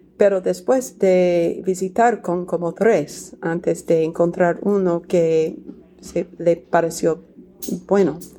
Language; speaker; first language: Spanish; non-native, fluent; English